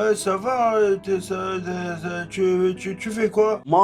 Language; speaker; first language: French; native; French